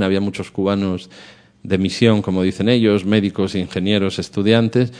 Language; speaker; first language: Spanish; native; Spanish